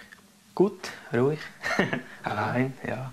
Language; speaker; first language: German; non-native, learner; Spanish